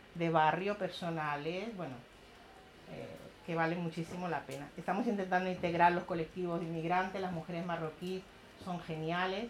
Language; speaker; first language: Spanish; native; Spanish